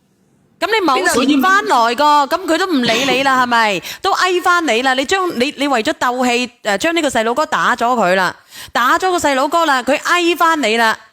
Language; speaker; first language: Cantonese; native; Cantonese